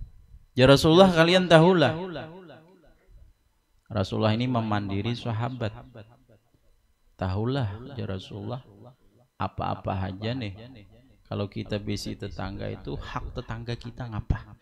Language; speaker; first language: Indonesian; non-native, local second language; Banjar